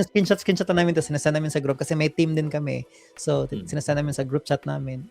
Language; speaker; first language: Filipino; native; Filipino